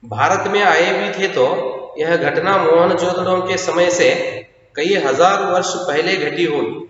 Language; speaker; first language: Hindi; non-native, local second language; Kannada